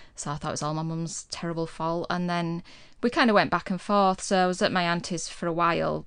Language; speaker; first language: English; native; English